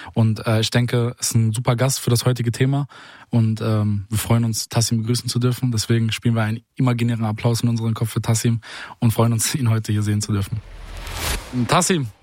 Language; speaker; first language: German; native; German